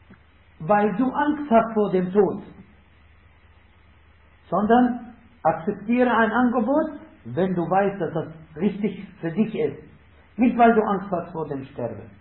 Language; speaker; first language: German; non-native, fluent; Arabic